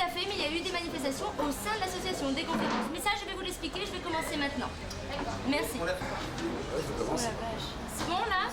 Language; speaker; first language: French; native; French